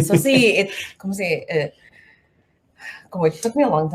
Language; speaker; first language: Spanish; non-native, learner; English